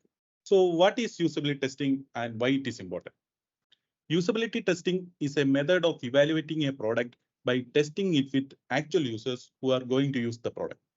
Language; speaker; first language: English; non-native, local second language; Malayalam